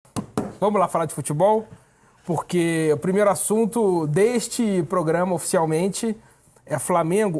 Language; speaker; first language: Portuguese; native; Portuguese